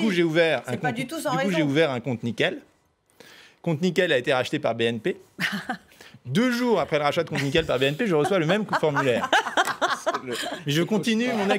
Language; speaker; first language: French; native; French